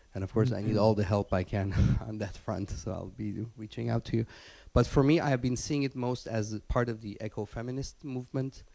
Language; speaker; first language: English; non-native, fluent; Persian